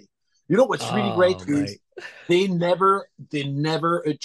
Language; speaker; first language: English; non-native, fluent; French